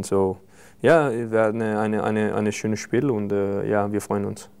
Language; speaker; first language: German; non-native, fluent; Danish